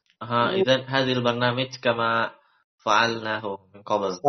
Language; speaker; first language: Arabic; non-native, fluent; Indonesian